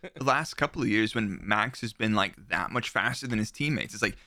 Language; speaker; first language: English; native; English